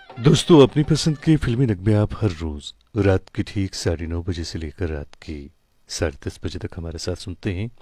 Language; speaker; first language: Hindi; non-native, local second language; Kashmiri